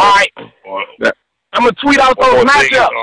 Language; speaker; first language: English; native; English